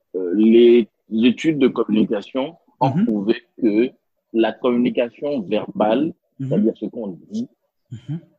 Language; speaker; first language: French; non-native, local second language; Spanish